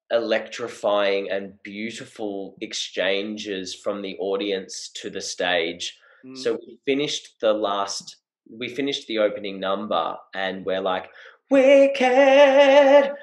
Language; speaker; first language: English; native; English